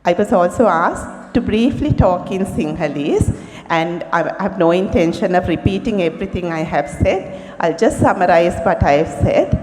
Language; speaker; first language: English; non-native, local second language; Sinhala